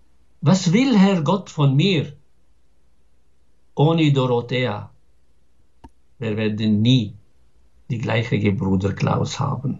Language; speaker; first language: German; non-native, fluent; Arabic